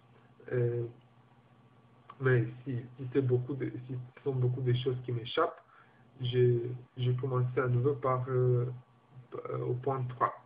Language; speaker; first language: French; non-native, learner; Romanian